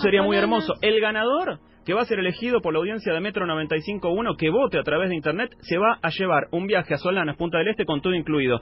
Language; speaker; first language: Spanish; native; Spanish